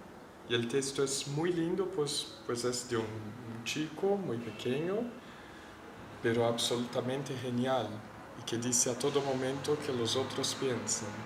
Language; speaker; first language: Spanish; non-native, fluent; Portuguese